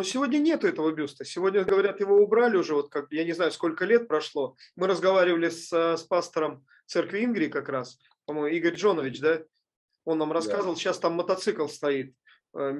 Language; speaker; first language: Russian; native; Russian